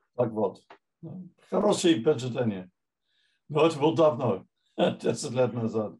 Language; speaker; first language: Russian; non-native, fluent; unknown